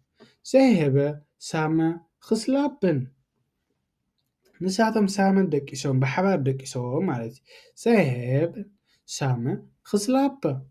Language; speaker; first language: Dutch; non-native, learner; Tigrinya